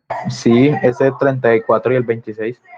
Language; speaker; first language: Spanish; native; Spanish